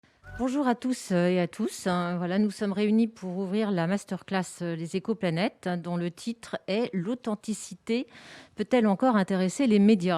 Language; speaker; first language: French; native; French